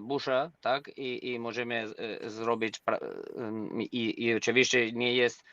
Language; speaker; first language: Polish; non-native, learner; Spanish